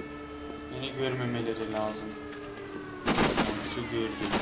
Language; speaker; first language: Turkish; native; Turkish